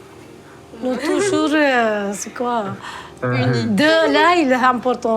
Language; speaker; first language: French; non-native, learner; Tamil